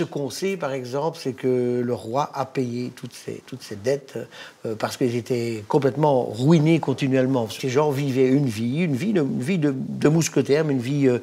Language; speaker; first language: French; native; French